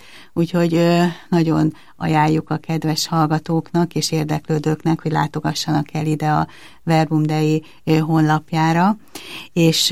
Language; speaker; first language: Hungarian; native; Hungarian